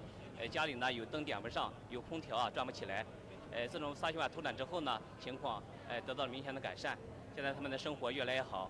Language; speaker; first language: Chinese; native; Chinese